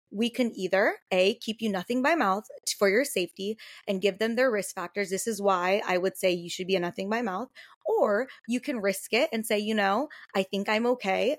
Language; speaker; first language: English; native; English